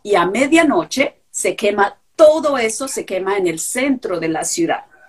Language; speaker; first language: Spanish; native; Spanish